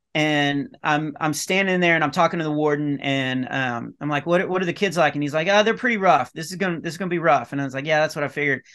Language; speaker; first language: English; native; English